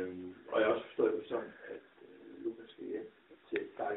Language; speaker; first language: Danish; native; Danish